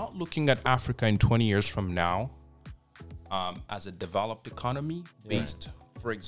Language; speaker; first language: English; non-native, fluent; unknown